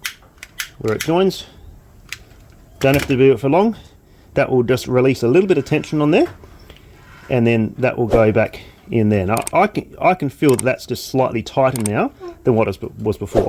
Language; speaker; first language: English; native; English